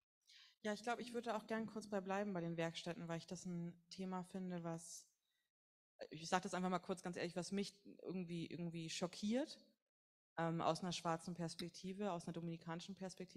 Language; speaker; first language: German; native; German